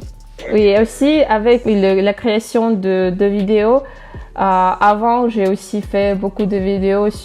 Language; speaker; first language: French; non-native, fluent; Russian